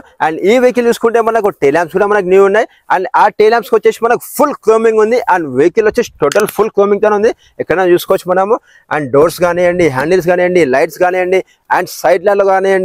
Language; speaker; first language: Telugu; native; Telugu